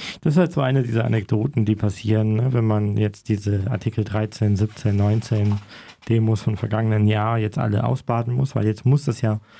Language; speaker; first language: German; native; German